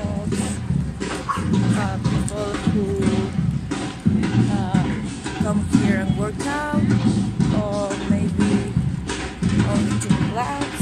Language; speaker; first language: English; non-native, fluent; Spanish